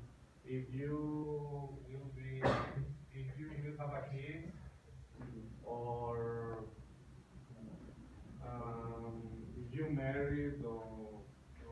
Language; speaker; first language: English; non-native, learner; Spanish